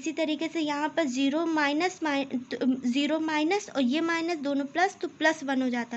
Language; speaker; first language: Hindi; native; Hindi